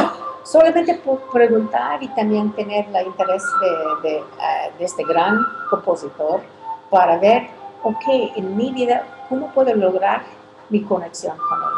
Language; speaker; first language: Spanish; early bilingual, heritage; English